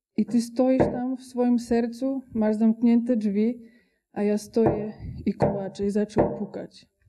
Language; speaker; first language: Polish; non-native, fluent; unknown